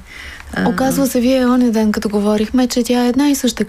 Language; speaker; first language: Bulgarian; native; Bulgarian